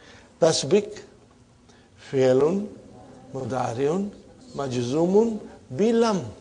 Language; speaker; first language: Arabic; non-native, fluent; English